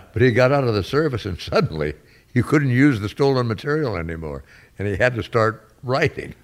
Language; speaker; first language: English; native; English